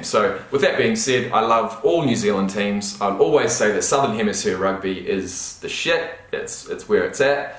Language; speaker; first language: English; native; English